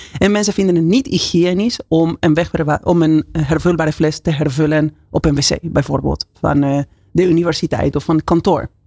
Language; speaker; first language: Dutch; non-native, fluent; Spanish